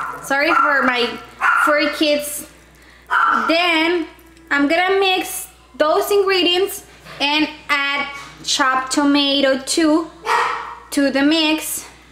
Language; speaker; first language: English; non-native, fluent; Spanish